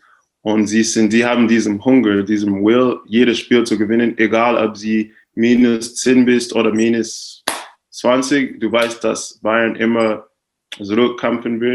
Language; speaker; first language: German; non-native, fluent; English